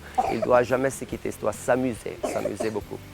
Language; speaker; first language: French; non-native, local second language; Italian